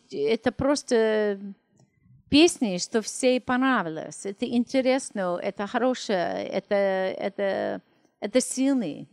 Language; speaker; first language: Russian; non-native, learner; English